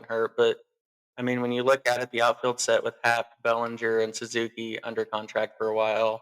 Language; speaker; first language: English; native; English